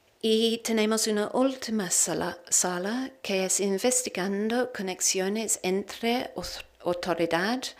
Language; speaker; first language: Spanish; non-native, learner; English